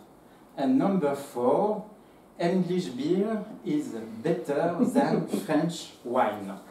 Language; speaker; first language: English; non-native, fluent; French